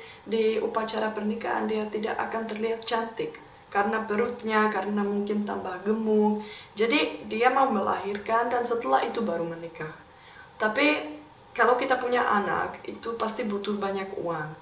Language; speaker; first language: Indonesian; non-native, fluent; Czech